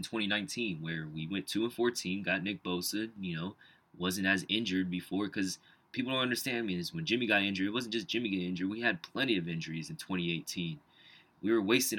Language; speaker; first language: English; native; English